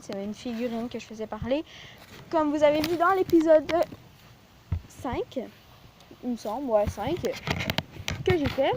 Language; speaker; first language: French; native; French